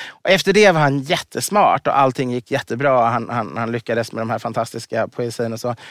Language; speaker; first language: Swedish; native; Swedish